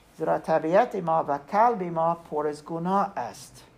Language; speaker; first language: Persian; non-native, learner; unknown